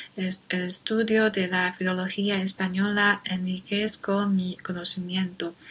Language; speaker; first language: Spanish; non-native, learner; Chinese